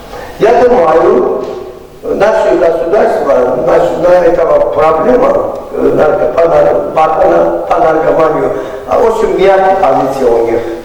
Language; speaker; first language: Russian; non-native, fluent; Azerbaijani